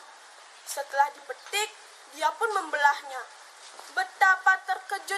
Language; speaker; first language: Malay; non-native, local second language; Balinese